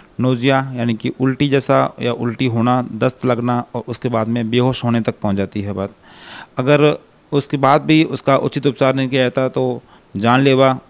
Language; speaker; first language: Hindi; native; Hindi